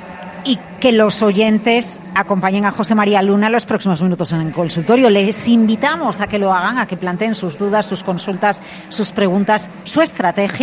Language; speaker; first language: Spanish; native; Spanish